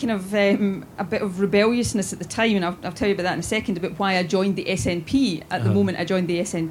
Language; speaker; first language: English; native; English